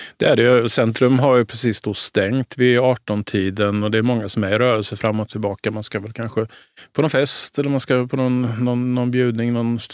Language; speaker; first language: Swedish; native; Swedish